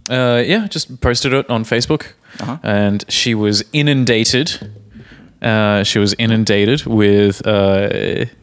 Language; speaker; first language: English; native; English